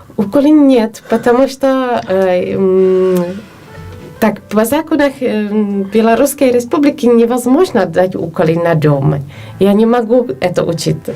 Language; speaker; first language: Russian; non-native, fluent; Polish